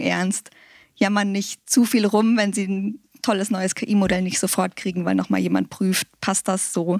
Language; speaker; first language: German; native; German